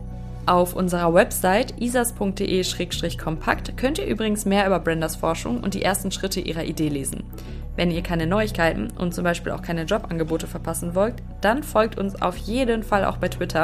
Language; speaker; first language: German; native; German